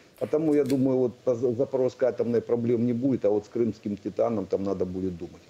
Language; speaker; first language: Russian; native; Russian